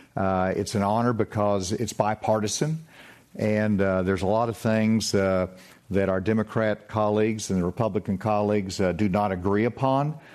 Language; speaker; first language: English; native; English